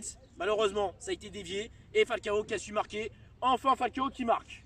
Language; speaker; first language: French; native; French